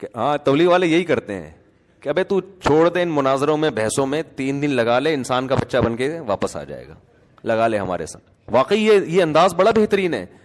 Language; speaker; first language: Urdu; native; Urdu